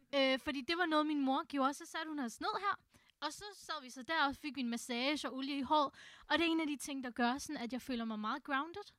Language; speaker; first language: Danish; early bilingual, other home language; Urdu